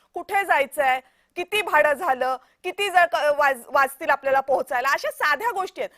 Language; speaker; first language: Marathi; native; Marathi